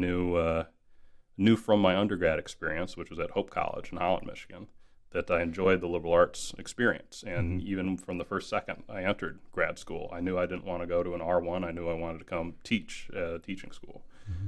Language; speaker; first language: English; native; English